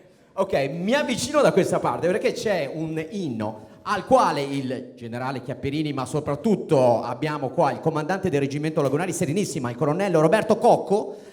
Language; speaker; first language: Italian; native; Italian